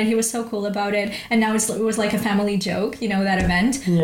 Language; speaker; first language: English; non-native, fluent; Russian